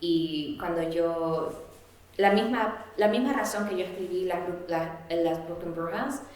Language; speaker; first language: Spanish; early bilingual, heritage; Spanish